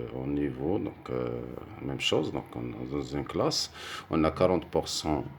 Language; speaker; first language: French; non-native, local second language; Arabic